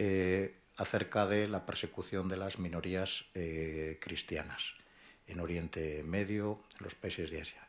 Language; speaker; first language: Spanish; native; Spanish